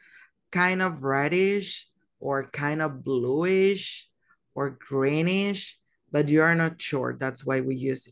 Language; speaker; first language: English; non-native, fluent; Spanish